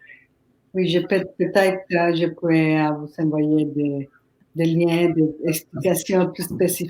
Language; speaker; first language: French; non-native, fluent; Spanish